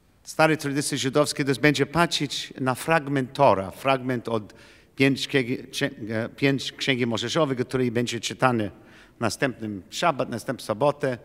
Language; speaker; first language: Polish; non-native, learner; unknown